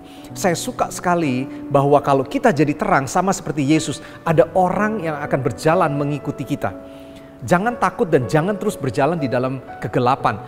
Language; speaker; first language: Indonesian; native; Indonesian